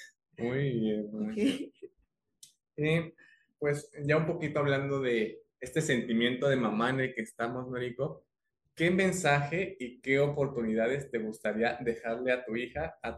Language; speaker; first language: Spanish; native; Spanish